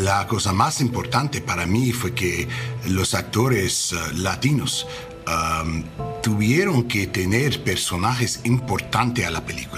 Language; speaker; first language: Spanish; non-native, learner; English